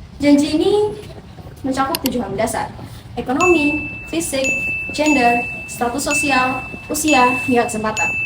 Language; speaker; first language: Indonesian; native; Indonesian